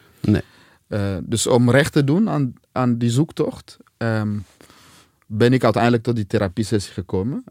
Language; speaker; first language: Dutch; non-native, fluent; Swahili